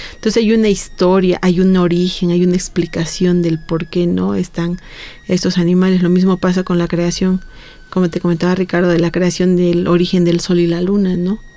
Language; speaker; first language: Spanish; non-native, local second language; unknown